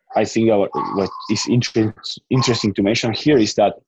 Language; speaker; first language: English; non-native, fluent; Spanish